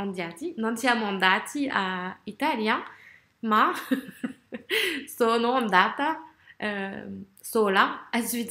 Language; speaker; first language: Italian; non-native, learner; French